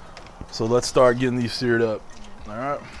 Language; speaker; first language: English; native; English